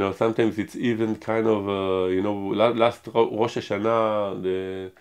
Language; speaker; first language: English; non-native, fluent; Hebrew